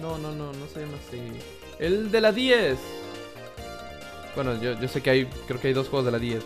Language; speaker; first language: Spanish; native; Spanish